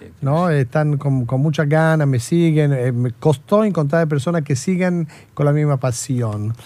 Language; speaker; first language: Spanish; non-native, fluent; Italian